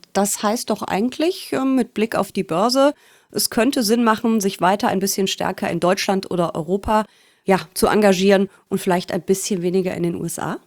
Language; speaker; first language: German; native; German